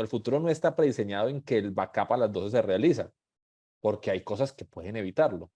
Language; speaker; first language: Spanish; native; Spanish